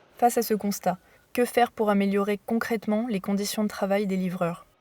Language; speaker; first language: French; native; French